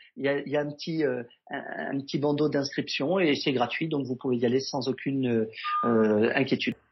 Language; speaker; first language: French; native; French